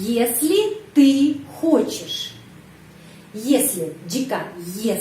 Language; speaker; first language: Russian; non-native, fluent; Indonesian